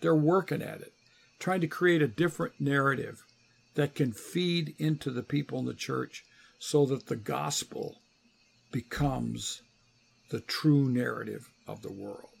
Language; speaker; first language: English; native; English